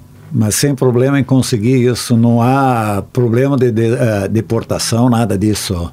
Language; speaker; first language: Portuguese; native; Portuguese